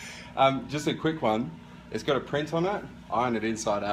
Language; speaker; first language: English; native; English